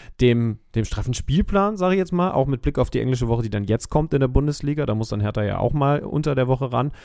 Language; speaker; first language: German; native; German